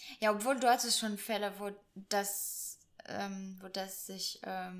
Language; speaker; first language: German; non-native, fluent; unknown